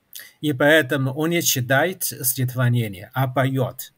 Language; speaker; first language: Russian; non-native, fluent; Chinese